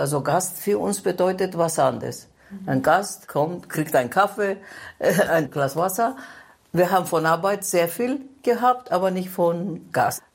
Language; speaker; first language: German; non-native, fluent; Greek